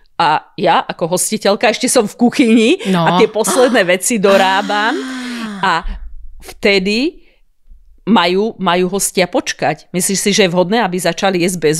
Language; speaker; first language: Slovak; native; Slovak